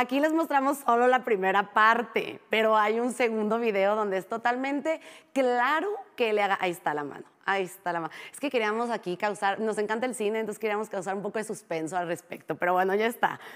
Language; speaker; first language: Spanish; native; Spanish